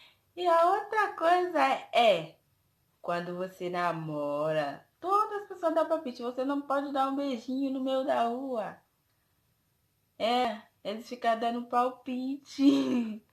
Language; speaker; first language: Portuguese; non-native, fluent; Haitian Creole